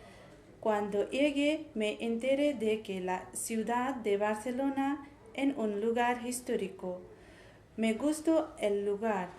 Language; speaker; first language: Spanish; non-native, learner; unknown